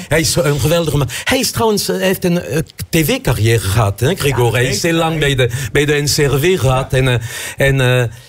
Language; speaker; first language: Dutch; non-native, fluent; French